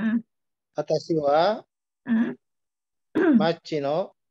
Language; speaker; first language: Japanese; non-native, learner; Indonesian